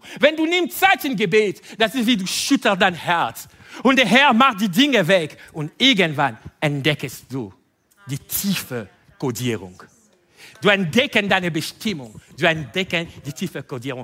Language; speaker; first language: German; non-native, fluent; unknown